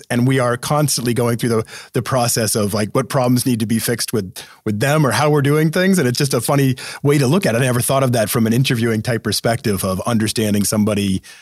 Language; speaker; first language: English; native; English